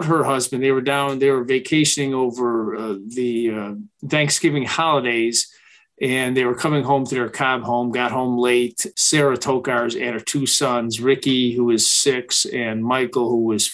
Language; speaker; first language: English; native; English